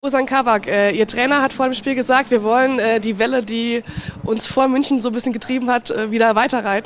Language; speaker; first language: German; native; German